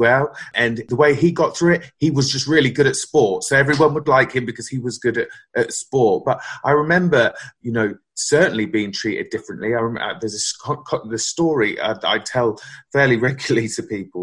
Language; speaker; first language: English; native; English